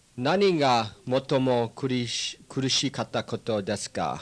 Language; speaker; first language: Japanese; early bilingual, heritage; English